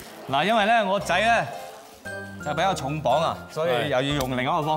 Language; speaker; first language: Cantonese; native; Cantonese